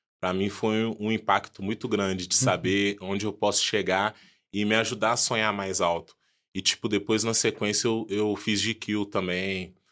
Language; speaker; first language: Portuguese; early bilingual, other home language; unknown